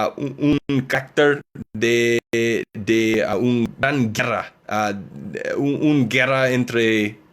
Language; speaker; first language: Spanish; non-native, learner; English